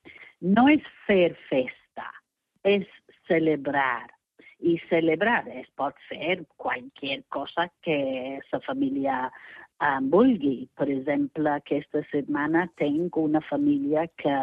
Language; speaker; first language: Catalan; non-native, fluent; English